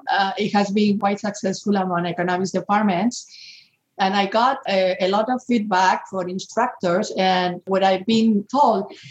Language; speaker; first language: English; non-native, fluent; Spanish